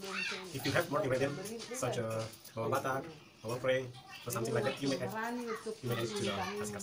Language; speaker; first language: English; non-native, learner; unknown